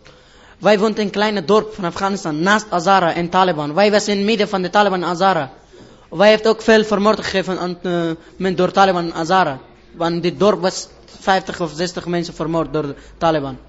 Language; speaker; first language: Dutch; non-native, learner; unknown